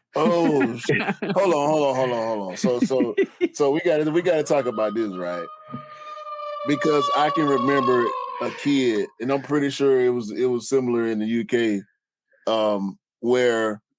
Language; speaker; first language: English; native; English